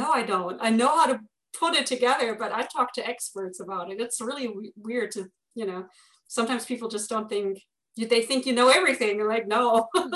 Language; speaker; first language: English; non-native, fluent; German